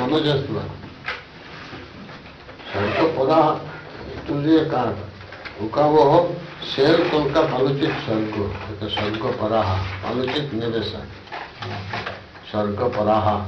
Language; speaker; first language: Russian; non-native, learner; Bangla